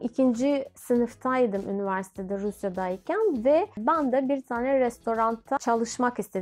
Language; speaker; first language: Turkish; non-native, fluent; Russian